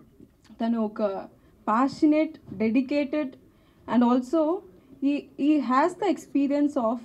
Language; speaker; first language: Telugu; non-native, learner; Tamil